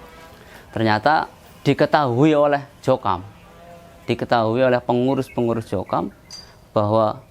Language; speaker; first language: Indonesian; non-native, local second language; Javanese